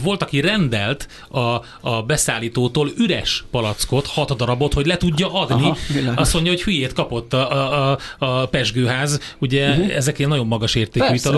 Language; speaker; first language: Hungarian; native; Hungarian